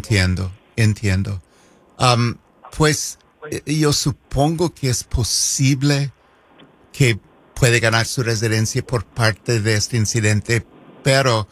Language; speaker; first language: Spanish; non-native, fluent; English